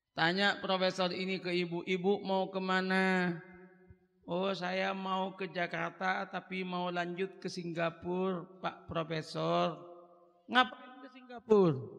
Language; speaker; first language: Indonesian; non-native, local second language; Madurese